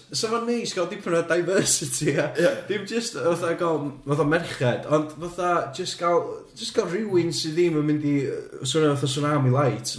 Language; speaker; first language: Welsh; native; Welsh